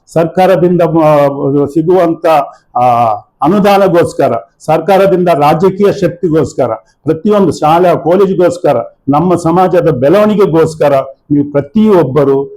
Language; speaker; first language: Kannada; non-native, local second language; Tulu